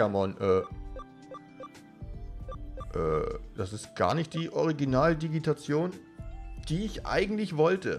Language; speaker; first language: German; native; German